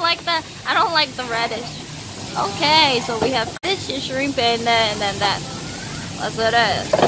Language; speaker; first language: English; non-native, fluent; Korean